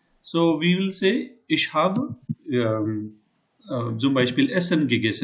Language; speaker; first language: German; non-native, fluent; Hindi